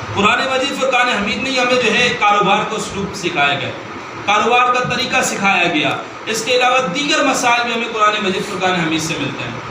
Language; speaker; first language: Urdu; non-native, local second language; Northern Hindko